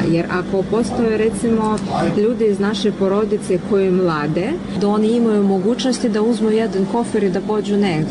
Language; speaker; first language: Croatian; non-native, fluent; Ukrainian